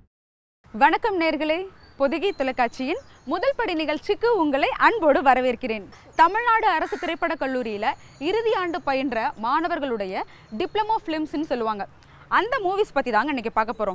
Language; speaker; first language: Tamil; native; Tamil